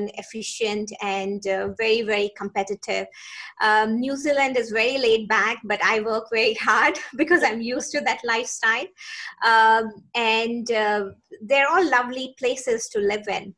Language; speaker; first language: English; non-native, local second language; Hindi